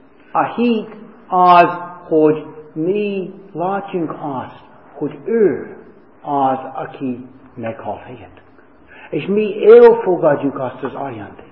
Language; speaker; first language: Hungarian; non-native, fluent; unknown